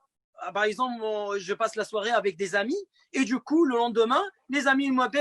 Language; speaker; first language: French; non-native, fluent; Arabic